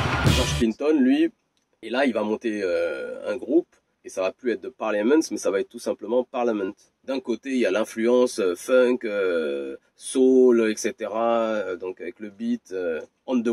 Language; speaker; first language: French; native; French